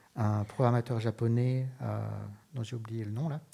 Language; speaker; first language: French; native; French